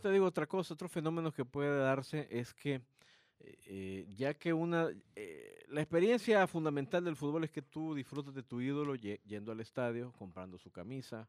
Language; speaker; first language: Spanish; native; Spanish